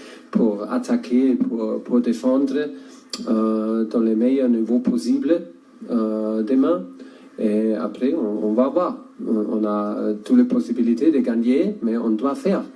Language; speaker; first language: French; non-native, learner; German